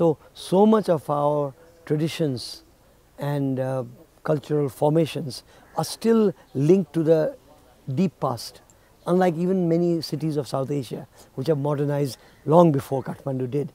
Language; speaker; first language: English; non-native, local second language; Nepali